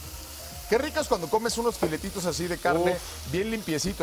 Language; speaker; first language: Spanish; native; Spanish